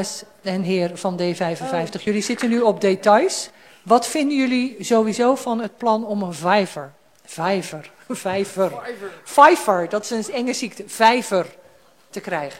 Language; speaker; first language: Dutch; native; Dutch